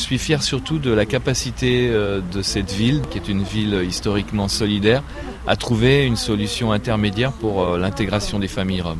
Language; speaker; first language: French; native; French